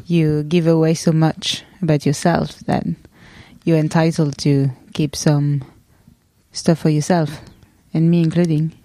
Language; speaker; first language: English; non-native, fluent; French